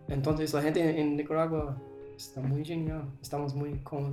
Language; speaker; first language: Spanish; non-native, learner; English